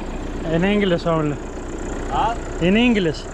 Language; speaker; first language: English; non-native, learner; Lithuanian